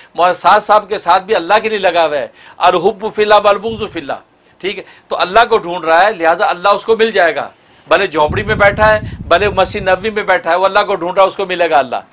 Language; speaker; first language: Urdu; native; Urdu